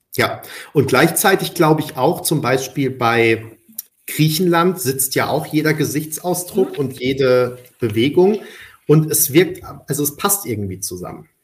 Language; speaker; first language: German; early bilingual, other home language; Spanish